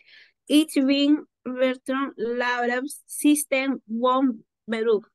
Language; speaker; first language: German; non-native, learner; Spanish